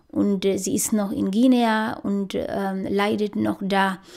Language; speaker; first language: German; non-native, fluent; Fula